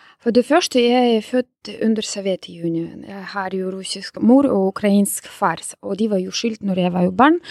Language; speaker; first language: Norwegian; non-native, fluent; Russian